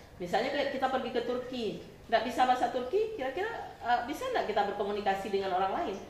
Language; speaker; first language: Indonesian; non-native, local second language; Minangkabau